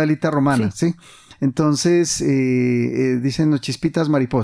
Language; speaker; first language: Spanish; native; Spanish